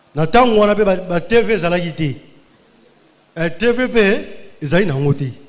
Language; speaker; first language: Lingala; native; Lingala